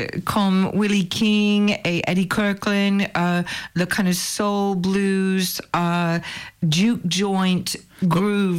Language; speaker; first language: French; non-native, learner; English